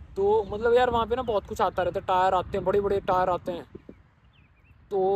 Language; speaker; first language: Hindi; native; Hindi